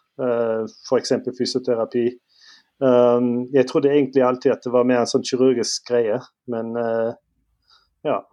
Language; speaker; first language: Norwegian; non-native, fluent; German